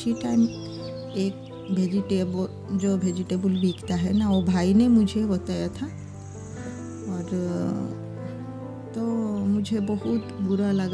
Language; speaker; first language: Hindi; non-native, local second language; Odia